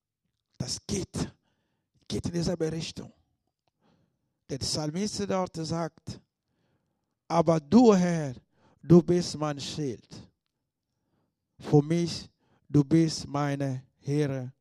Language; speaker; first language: German; non-native, fluent; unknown